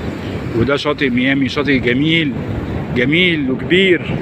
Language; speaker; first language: Arabic; native; Arabic